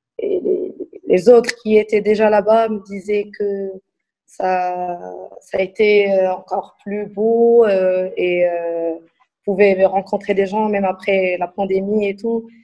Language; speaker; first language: French; non-native, local second language; Arabic